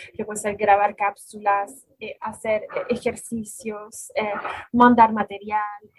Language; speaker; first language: Spanish; non-native, fluent; French